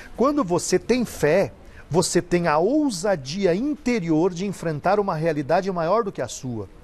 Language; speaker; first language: Portuguese; native; Portuguese